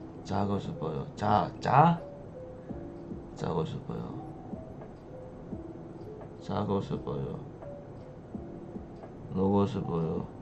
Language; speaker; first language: Korean; non-native, learner; English